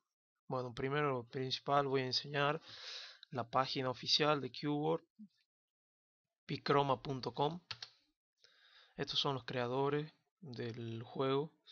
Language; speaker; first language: Spanish; native; Spanish